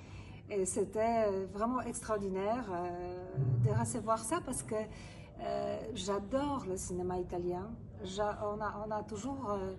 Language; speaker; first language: French; non-native, fluent; Polish